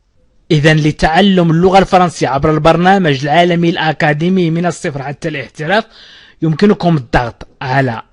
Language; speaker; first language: Arabic; native; Arabic